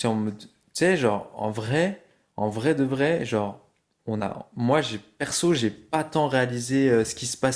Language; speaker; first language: French; native; French